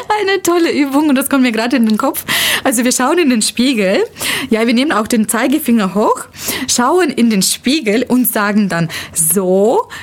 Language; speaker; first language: German; non-native, fluent; Russian